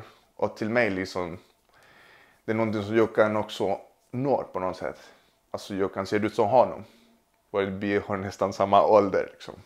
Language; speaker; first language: Swedish; non-native, fluent; Spanish